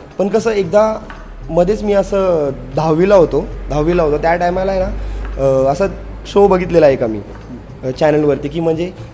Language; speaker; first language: Marathi; non-native, local second language; Telugu